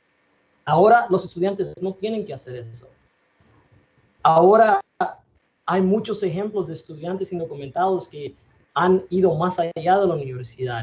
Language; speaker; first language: Spanish; early bilingual, other home language; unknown